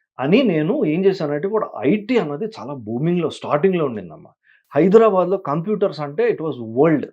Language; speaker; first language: Telugu; native; Telugu